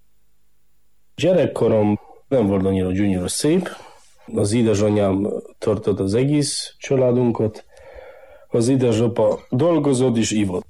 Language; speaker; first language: Hungarian; non-native, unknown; Polish